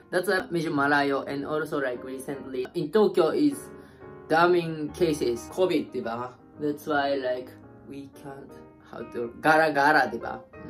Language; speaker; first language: English; non-native, learner; Japanese